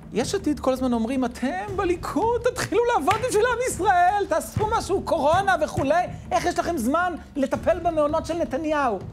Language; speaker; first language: Hebrew; native; Hebrew